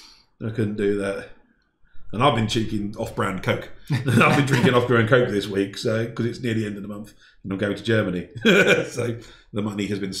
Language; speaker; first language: English; native; English